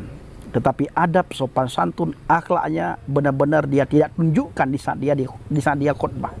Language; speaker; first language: Indonesian; native; Indonesian